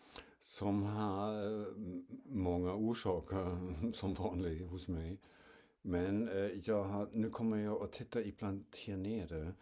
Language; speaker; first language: Swedish; non-native, fluent; German